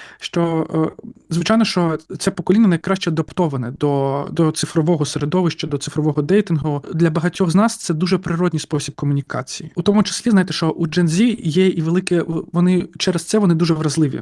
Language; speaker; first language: Ukrainian; native; Ukrainian